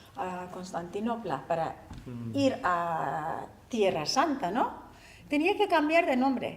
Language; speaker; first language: Spanish; non-native, fluent; Turkish